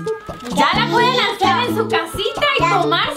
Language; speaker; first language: Spanish; native; Spanish